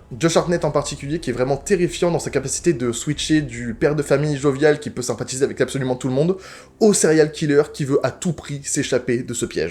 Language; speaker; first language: French; native; French